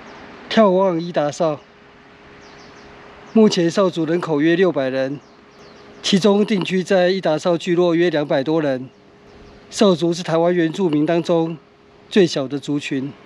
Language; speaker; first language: Chinese; native; Chinese